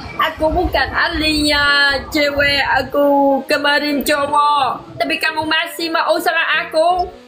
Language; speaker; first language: Indonesian; non-native, learner; Vietnamese